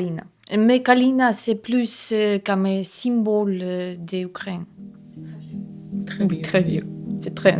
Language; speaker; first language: French; non-native, learner; Ukrainian